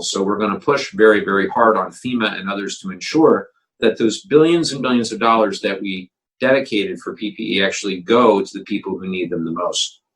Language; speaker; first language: English; native; English